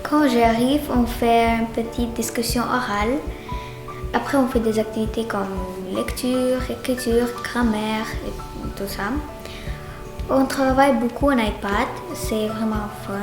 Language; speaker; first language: French; non-native, learner; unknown